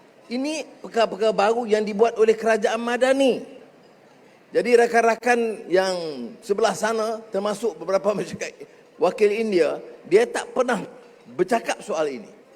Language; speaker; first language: Malay; native; Malay